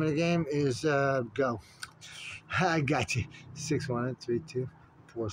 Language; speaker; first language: English; native; English